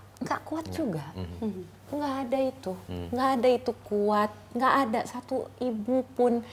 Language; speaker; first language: Indonesian; native; Indonesian